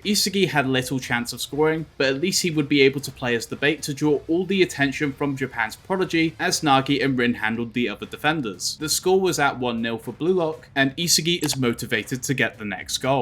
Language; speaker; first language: English; native; English